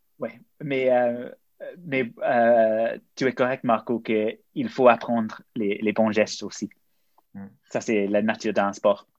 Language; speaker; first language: French; non-native, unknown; English